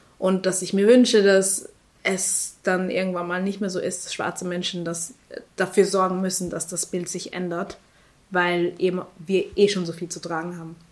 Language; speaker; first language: German; early bilingual, other home language; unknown